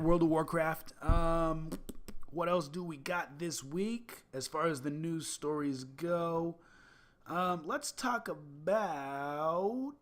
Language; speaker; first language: English; native; English